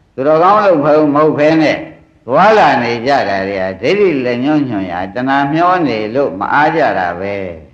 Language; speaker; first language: Burmese; native; Burmese